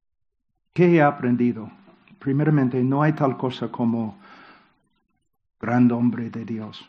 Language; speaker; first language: Spanish; non-native, fluent; English